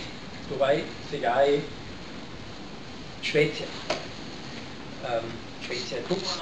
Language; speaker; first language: Bulgarian; non-native, learner; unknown